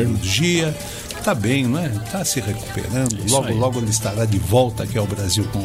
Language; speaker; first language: Portuguese; native; Portuguese